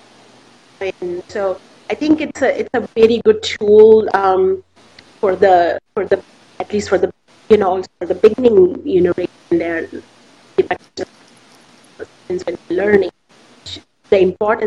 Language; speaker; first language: English; non-native, local second language; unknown